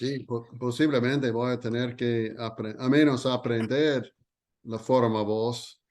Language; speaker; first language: Spanish; non-native, learner; English